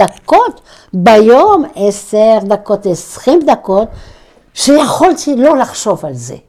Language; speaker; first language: Hebrew; non-native, fluent; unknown